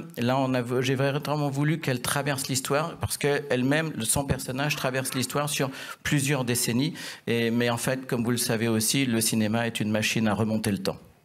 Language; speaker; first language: French; native; French